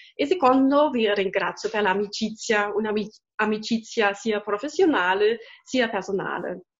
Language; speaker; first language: Italian; non-native, fluent; German